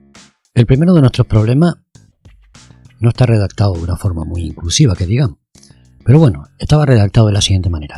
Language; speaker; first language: Spanish; native; Spanish